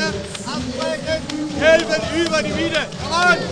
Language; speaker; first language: German; non-native, fluent; Danish